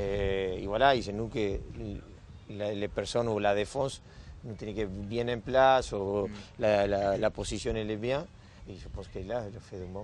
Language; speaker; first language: French; non-native, learner; Spanish